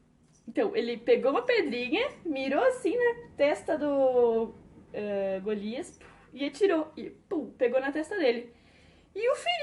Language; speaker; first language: Portuguese; native; Portuguese